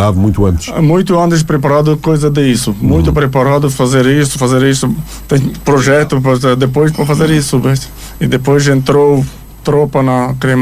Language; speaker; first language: Portuguese; non-native, learner; Ukrainian